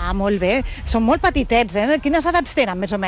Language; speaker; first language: Catalan; native; Catalan